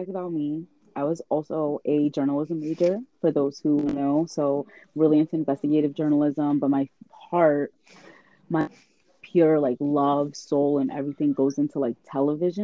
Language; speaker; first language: English; native; English